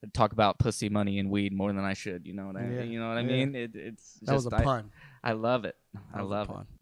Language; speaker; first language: English; native; English